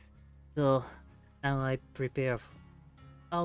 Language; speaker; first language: English; non-native, learner; Japanese